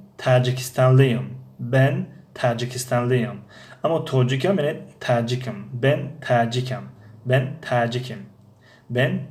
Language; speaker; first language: Turkish; non-native, fluent; Tajik